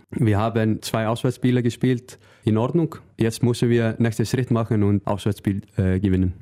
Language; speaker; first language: German; non-native, learner; Icelandic